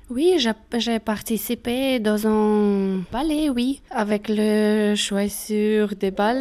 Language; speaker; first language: French; non-native, learner; Russian